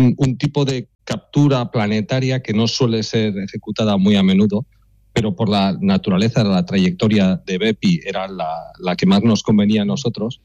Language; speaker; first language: Spanish; native; Spanish